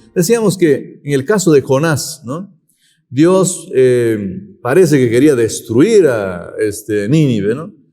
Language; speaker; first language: Spanish; native; Spanish